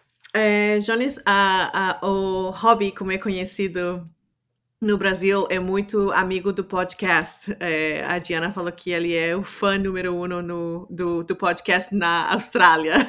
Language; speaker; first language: Portuguese; non-native, fluent; English